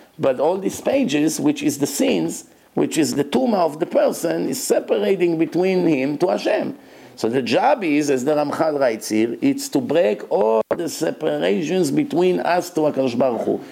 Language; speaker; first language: English; non-native, fluent; Hebrew